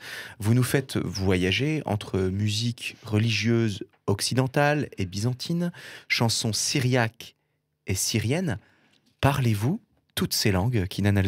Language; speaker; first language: French; native; French